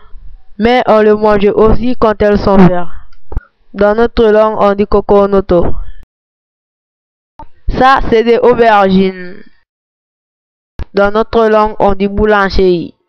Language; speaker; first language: French; non-native, local second language; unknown